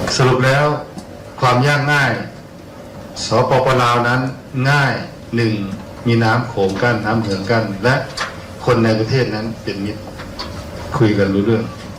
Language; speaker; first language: Thai; native; Thai